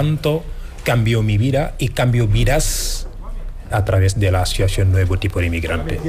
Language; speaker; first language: Spanish; non-native, fluent; Wolof